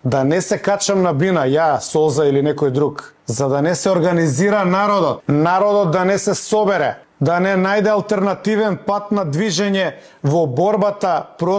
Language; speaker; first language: Macedonian; native; Macedonian